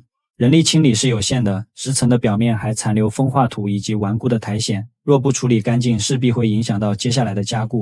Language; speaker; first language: Chinese; native; Chinese